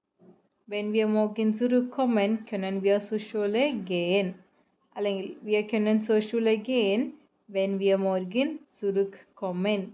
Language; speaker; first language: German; non-native, fluent; Malayalam